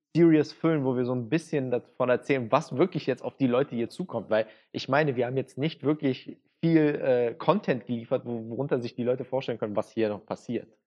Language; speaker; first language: German; early bilingual, other home language; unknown